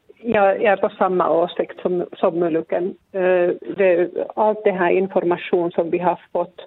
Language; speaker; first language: Swedish; non-native, local second language; Finnish